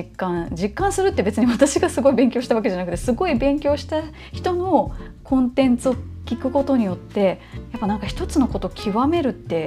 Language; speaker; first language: Japanese; native; Japanese